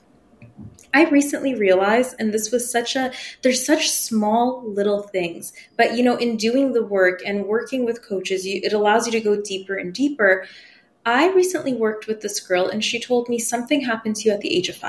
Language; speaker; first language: English; early bilingual, other home language; Persian